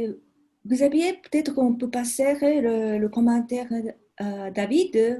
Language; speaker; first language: French; non-native, fluent; Japanese